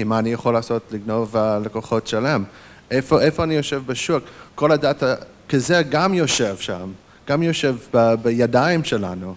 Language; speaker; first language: Hebrew; non-native, fluent; English